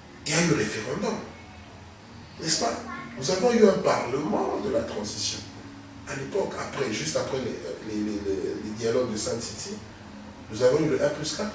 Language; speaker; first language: French; non-native, local second language; Lingala